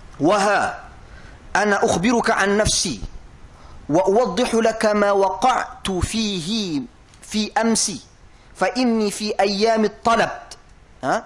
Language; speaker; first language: Malay; native; Malay